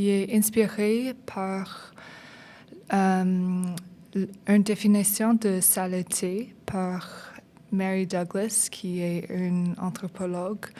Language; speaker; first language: French; non-native, learner; English